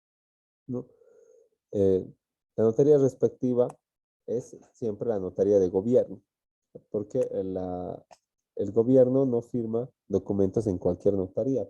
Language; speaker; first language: Spanish; native; Spanish